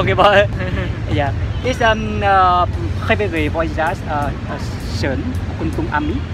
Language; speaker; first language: French; non-native, learner; Vietnamese